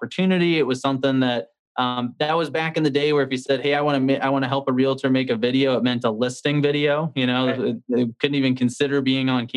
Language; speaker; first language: English; native; English